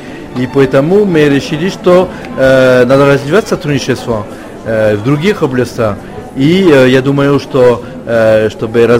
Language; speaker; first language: Russian; non-native, fluent; French